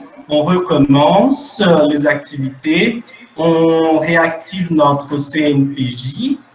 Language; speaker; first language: French; non-native, fluent; Portuguese